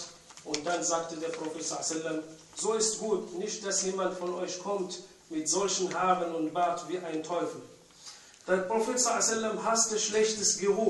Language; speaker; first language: German; non-native, fluent; Arabic